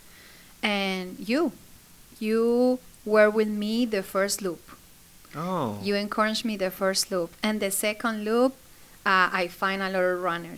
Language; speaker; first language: English; non-native, fluent; Spanish